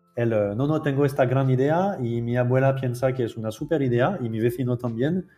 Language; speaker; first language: Spanish; non-native, fluent; French